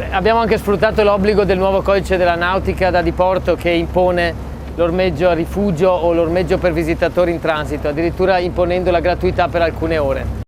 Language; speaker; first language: Italian; native; Italian